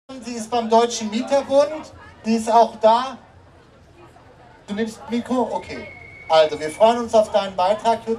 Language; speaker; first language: German; native; German